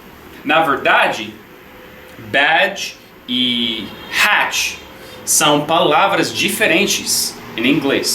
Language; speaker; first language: Portuguese; non-native, learner; English